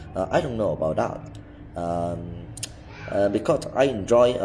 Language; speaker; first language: English; non-native, learner; Vietnamese